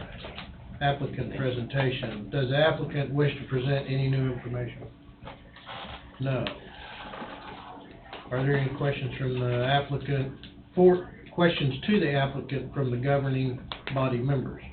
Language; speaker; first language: English; native; English